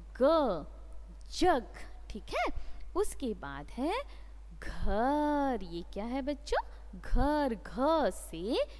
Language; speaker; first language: Hindi; non-native, local second language; Bangla